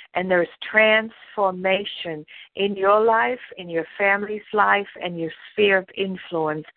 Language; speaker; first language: English; non-native, fluent; German